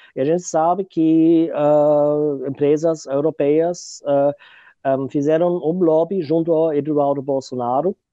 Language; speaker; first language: Portuguese; non-native, fluent; German